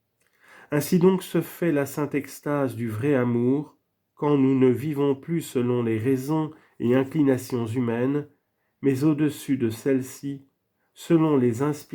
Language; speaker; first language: French; native; French